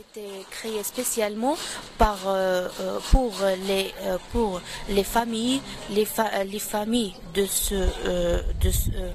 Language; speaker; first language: French; non-native, local second language; Arabic